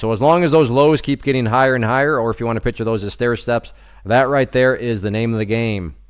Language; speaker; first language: English; native; English